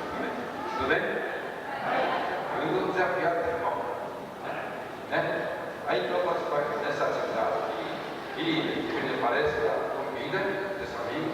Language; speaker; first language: Portuguese; non-native, learner; Japanese